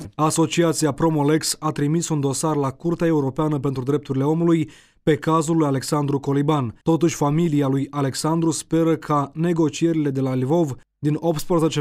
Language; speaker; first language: Romanian; native; Romanian